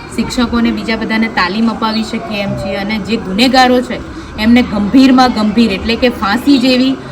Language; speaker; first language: Gujarati; native; Gujarati